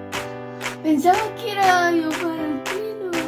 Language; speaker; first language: Spanish; early bilingual, other home language; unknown